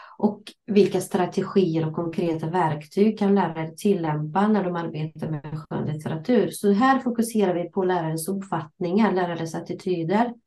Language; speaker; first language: Swedish; non-native, fluent; Russian